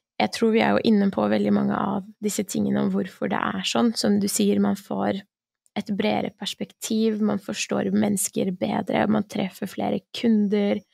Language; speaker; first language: Norwegian; early bilingual, other home language; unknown